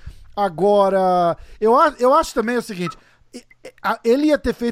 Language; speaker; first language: Portuguese; native; Portuguese